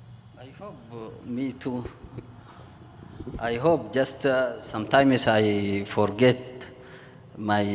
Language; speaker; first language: English; non-native, learner; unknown